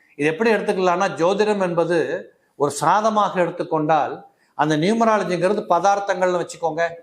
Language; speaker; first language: Tamil; native; Tamil